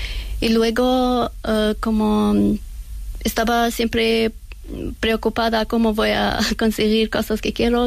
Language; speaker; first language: Spanish; non-native, learner; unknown